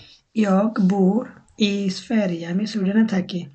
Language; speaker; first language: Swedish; non-native, learner; Bangla